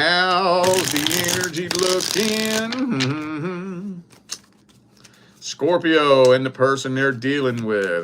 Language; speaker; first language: English; native; English